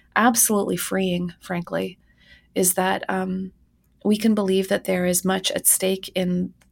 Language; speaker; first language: English; native; English